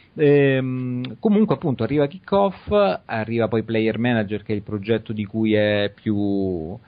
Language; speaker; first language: Italian; native; Italian